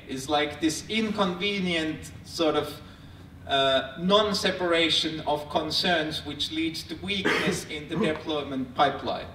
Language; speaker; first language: English; non-native, fluent; Finnish